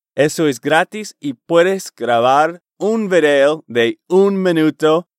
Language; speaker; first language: Spanish; non-native, learner; English